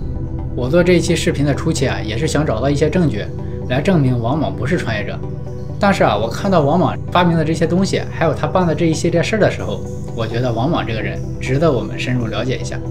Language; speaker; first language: Chinese; native; Chinese